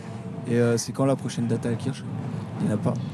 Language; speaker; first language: French; native; French